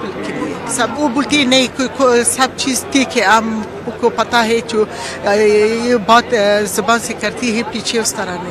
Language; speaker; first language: Hindi; non-native, learner; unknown